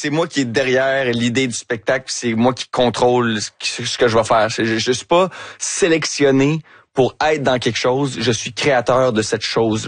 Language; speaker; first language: French; native; French